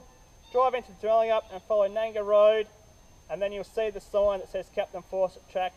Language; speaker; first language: English; native; English